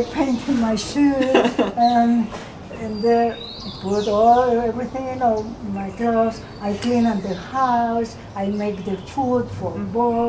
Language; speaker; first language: English; non-native, learner; Spanish